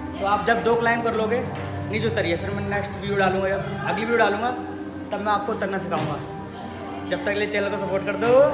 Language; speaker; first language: Hindi; native; Hindi